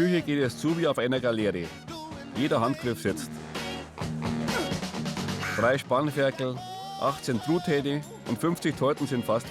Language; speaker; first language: German; native; German